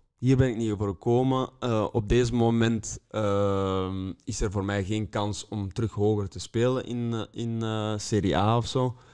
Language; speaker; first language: Dutch; native; Dutch